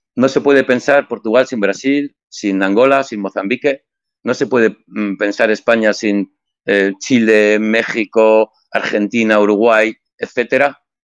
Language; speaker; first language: Spanish; native; Spanish